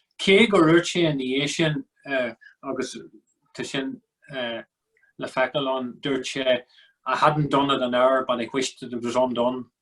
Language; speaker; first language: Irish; non-native, local second language; English